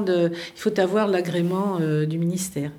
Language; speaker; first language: French; native; French